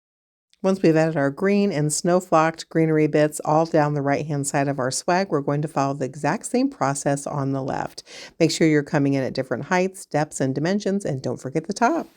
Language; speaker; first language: English; native; English